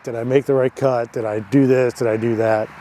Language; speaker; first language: English; native; English